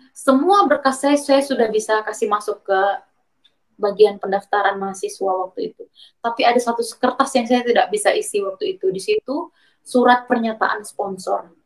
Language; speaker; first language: Indonesian; native; Indonesian